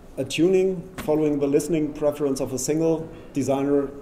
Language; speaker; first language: English; non-native, fluent; German